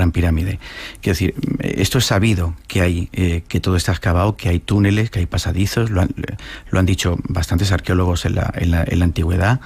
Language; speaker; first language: Spanish; native; Spanish